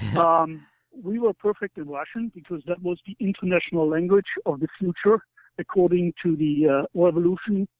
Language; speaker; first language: English; non-native, fluent; German